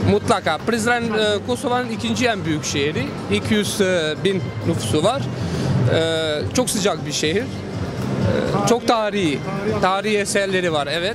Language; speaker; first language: Turkish; non-native, fluent; Albanian